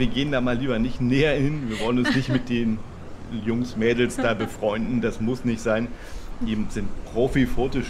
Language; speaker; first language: German; native; German